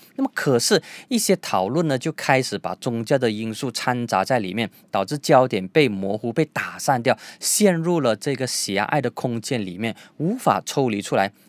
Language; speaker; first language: Chinese; native; Chinese